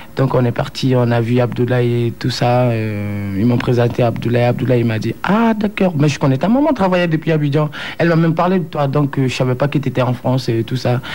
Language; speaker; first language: French; non-native, local second language; Bambara